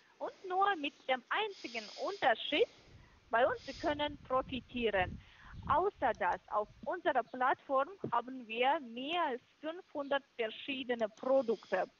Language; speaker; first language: German; non-native, fluent; Russian